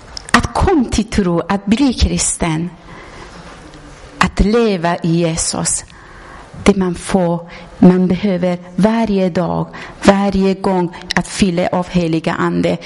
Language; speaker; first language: Swedish; non-native, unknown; Persian